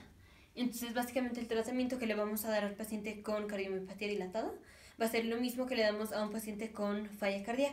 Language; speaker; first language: Spanish; native; Spanish